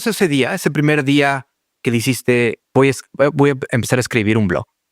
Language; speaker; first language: Spanish; native; Spanish